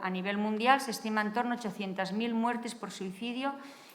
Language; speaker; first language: Spanish; native; Spanish